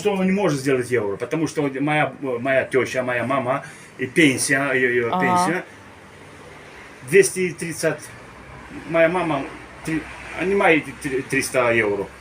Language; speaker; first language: Russian; early bilingual, heritage; Russian